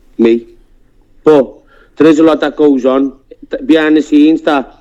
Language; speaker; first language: English; native; English